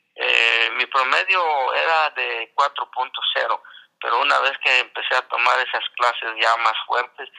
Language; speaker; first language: Spanish; native; Spanish